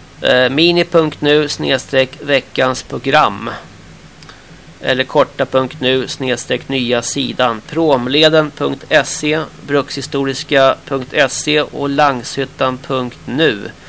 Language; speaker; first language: Swedish; native; Swedish